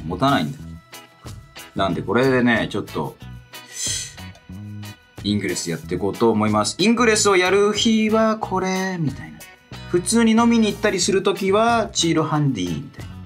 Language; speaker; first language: Japanese; native; Japanese